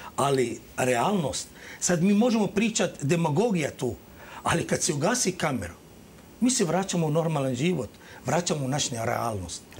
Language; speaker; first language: Croatian; non-native, fluent; Arabic